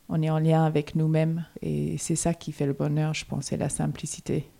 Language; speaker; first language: French; non-native, fluent; English